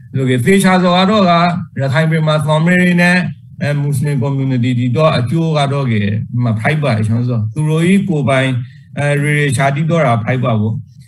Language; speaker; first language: Burmese; native; Burmese